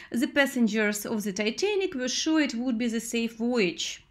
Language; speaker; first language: English; non-native, fluent; Russian